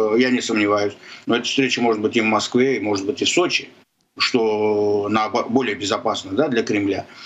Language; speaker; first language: Russian; non-native, local second language; Azerbaijani